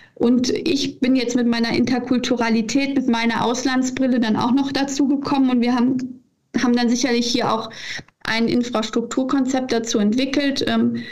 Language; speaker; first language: German; native; German